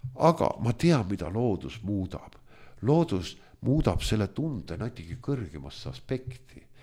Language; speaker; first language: Estonian; non-native, local second language; Russian